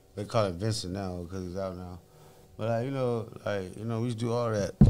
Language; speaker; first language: English; native; English